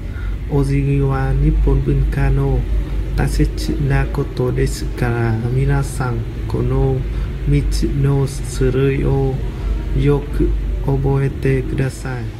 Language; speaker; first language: Japanese; non-native, learner; Vietnamese